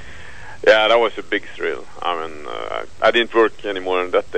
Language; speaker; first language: English; non-native, fluent; Swedish